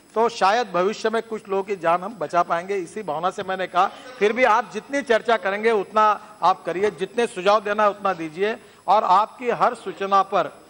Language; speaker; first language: Hindi; non-native, local second language; Marathi